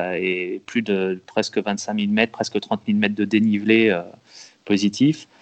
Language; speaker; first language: French; native; French